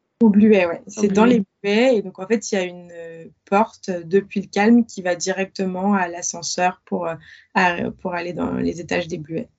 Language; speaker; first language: French; native; French